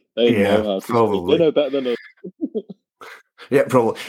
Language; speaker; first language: English; non-native, fluent; Norwegian